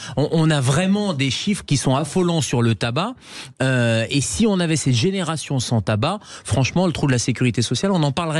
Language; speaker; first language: French; native; French